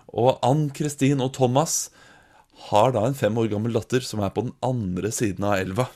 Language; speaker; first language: Norwegian; native; Norwegian